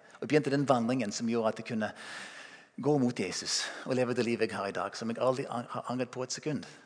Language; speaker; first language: Norwegian; non-native, fluent; English